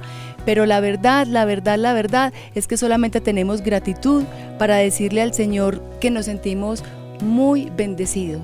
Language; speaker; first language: Spanish; native; Spanish